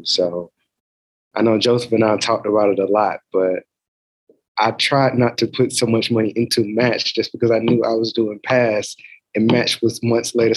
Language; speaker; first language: English; native; English